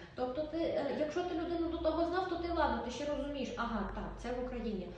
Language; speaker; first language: Ukrainian; non-native, local second language; Russian